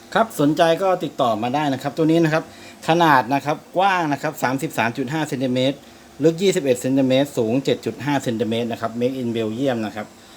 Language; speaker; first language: Thai; native; Thai